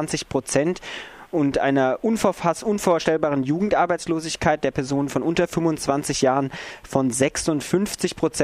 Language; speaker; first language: German; native; German